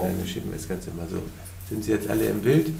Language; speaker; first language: German; native; German